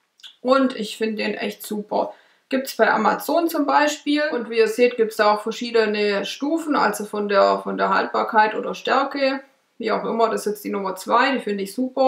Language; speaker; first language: German; native; German